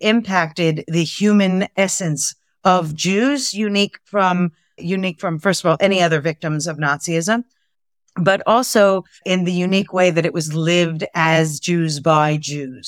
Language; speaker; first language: English; native; English